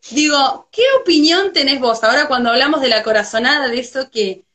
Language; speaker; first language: Spanish; native; Spanish